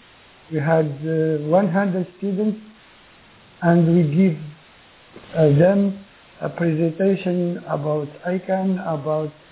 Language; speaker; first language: English; non-native, learner; Arabic